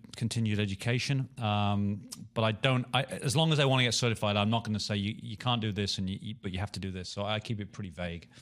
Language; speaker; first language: English; native; English